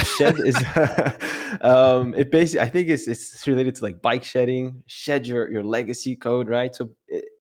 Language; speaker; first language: English; non-native, fluent; Portuguese